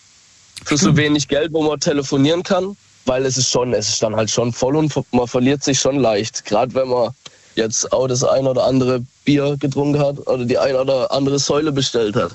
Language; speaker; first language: German; native; German